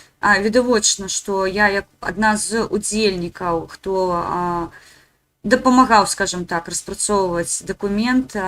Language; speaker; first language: Belarusian; native; Belarusian